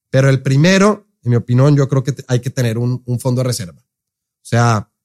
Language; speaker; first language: Spanish; native; Spanish